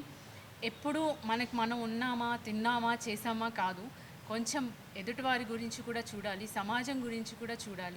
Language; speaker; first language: Telugu; native; Telugu